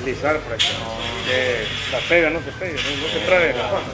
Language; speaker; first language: Spanish; native; Spanish